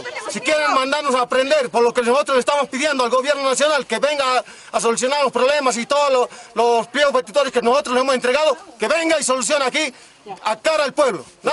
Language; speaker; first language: Spanish; native; Spanish